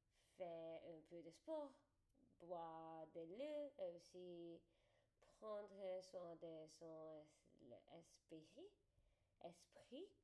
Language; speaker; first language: French; non-native, learner; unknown